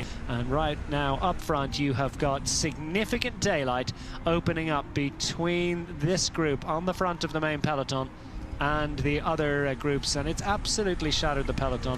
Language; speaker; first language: English; native; English